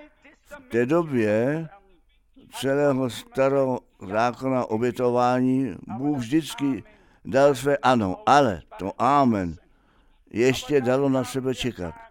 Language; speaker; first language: Czech; non-native, fluent; German